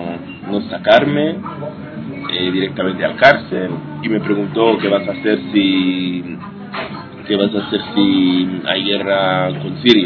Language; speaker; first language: Spanish; non-native, fluent; Hebrew